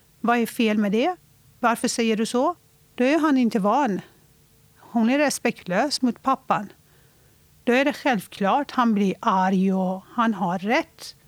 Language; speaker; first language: Swedish; non-native, fluent; Persian